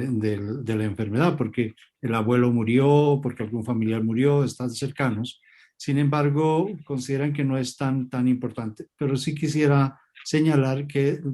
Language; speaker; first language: Spanish; native; Spanish